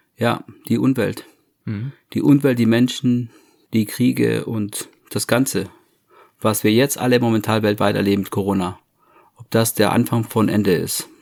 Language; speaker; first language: German; non-native, fluent; English